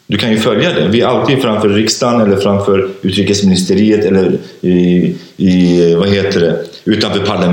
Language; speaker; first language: Swedish; non-native, fluent; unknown